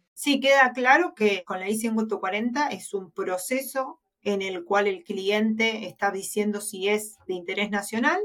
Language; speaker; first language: Spanish; native; Spanish